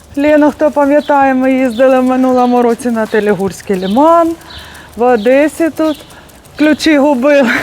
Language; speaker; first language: Ukrainian; native; Ukrainian